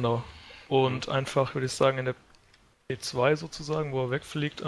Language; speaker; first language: German; native; German